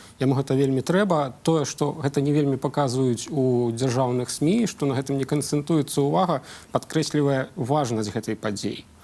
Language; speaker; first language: Belarusian; non-native, local second language; Russian